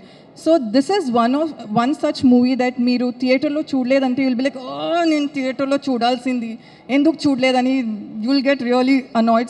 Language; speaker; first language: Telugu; non-native, fluent; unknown